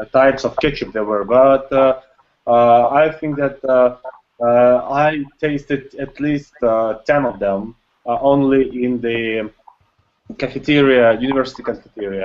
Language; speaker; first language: English; non-native, learner; Russian